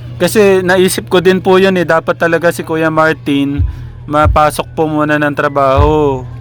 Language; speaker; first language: Filipino; native; Filipino